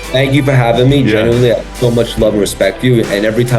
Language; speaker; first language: English; native; English